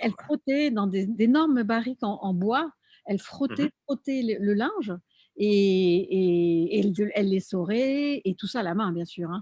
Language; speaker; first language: French; native; French